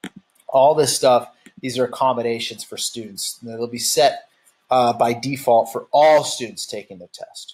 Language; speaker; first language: English; native; English